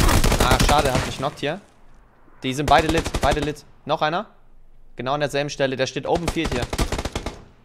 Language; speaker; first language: German; native; German